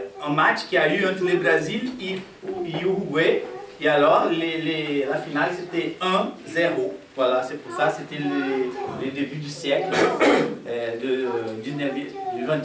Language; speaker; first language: French; non-native, fluent; Portuguese